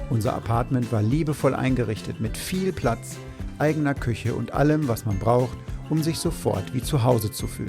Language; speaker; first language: German; native; German